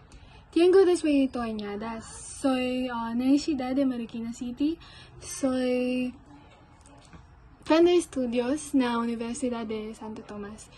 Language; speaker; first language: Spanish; non-native, learner; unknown